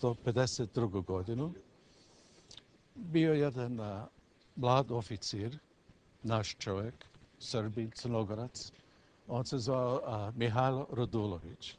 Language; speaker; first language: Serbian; early bilingual, heritage; English